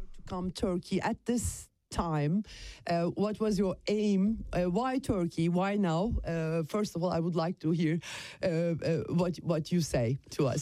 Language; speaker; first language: English; non-native, fluent; Turkish